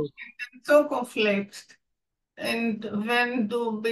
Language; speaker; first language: German; non-native, learner; Hebrew